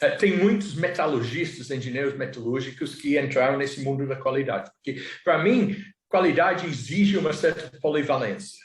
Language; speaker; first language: Portuguese; non-native, fluent; English